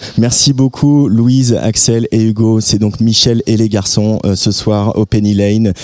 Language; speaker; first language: French; native; French